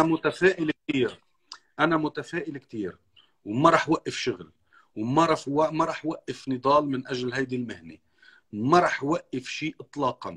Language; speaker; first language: Arabic; native; Arabic